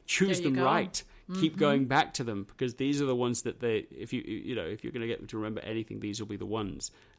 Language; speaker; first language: English; native; English